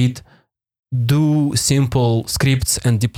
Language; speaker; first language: English; non-native, fluent; Russian